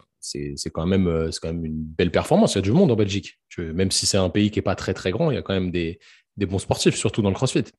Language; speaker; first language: French; native; French